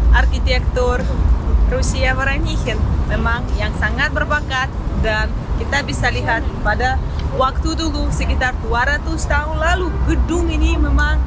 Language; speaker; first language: Indonesian; non-native, fluent; Russian